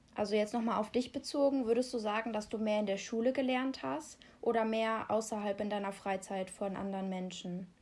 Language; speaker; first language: German; native; German